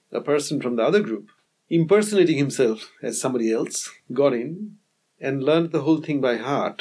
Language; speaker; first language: English; non-native, local second language; Bangla